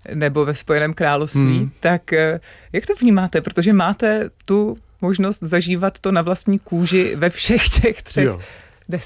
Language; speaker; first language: Czech; native; Czech